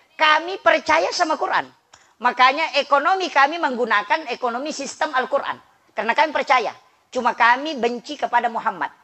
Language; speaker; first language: Indonesian; non-native, local second language; Buginese